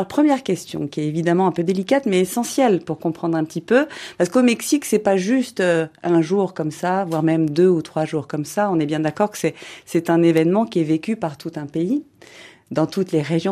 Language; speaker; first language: French; native; French